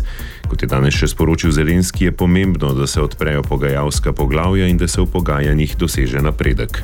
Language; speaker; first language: Slovenian; native; Slovenian